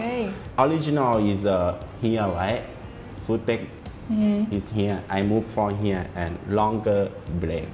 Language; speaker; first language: English; non-native, learner; Thai